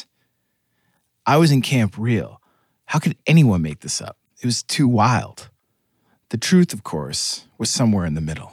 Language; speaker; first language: English; native; English